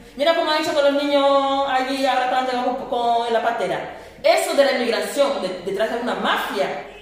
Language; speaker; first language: Spanish; non-native, fluent; Portuguese